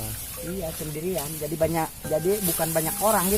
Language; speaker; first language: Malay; non-native, local second language; Sundanese